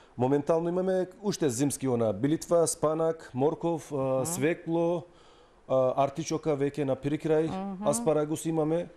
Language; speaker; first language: Macedonian; non-native, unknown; Turkish